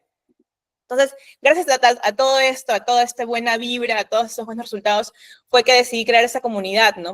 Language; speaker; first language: Spanish; native; Spanish